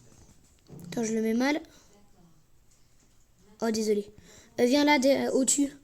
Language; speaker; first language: French; native; French